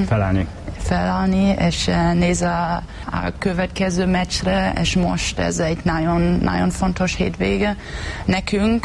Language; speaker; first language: Hungarian; non-native, learner; German